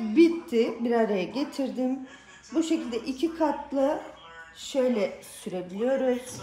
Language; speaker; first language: Turkish; native; Turkish